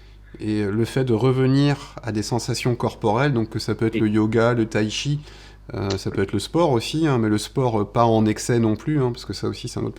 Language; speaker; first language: French; native; French